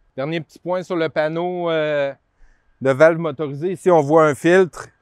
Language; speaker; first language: French; native; French